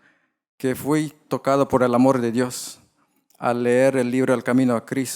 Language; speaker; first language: Spanish; non-native, fluent; English